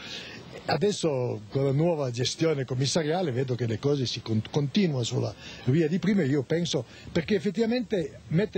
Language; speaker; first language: Italian; native; Italian